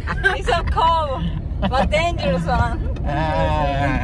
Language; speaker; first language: English; non-native, learner; Turkish